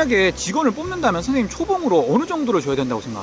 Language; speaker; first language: Korean; native; Korean